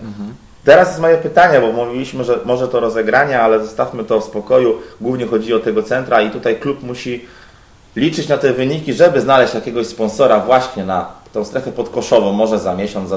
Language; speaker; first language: Polish; native; Polish